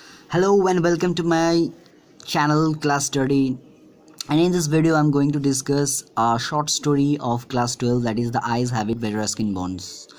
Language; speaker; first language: English; non-native, local second language; Bangla